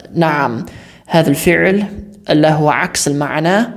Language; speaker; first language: Arabic; non-native, fluent; English